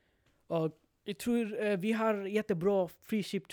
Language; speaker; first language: Swedish; non-native, learner; Bangla